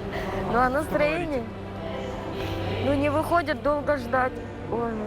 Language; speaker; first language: Russian; native; Russian